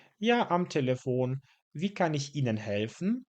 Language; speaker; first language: German; non-native, fluent; Polish